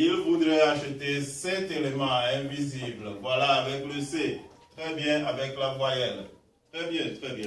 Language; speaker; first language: French; non-native, fluent; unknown